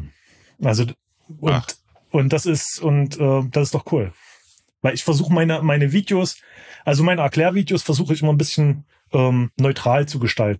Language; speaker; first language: German; native; German